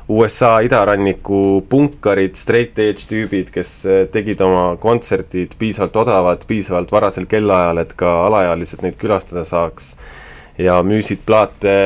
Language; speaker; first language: Estonian; native; Estonian